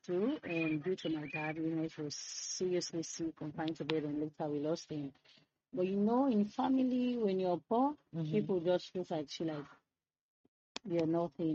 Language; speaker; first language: English; non-native, local second language; Krio